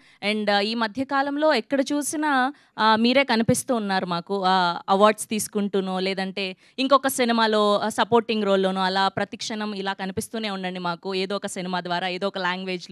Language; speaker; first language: Telugu; native; Telugu